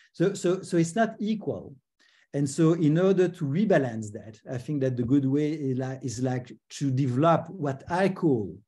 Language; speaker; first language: English; non-native, fluent; French